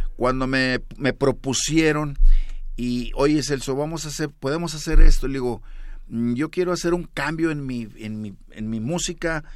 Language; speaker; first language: Spanish; native; Spanish